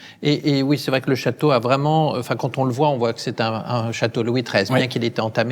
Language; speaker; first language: French; native; French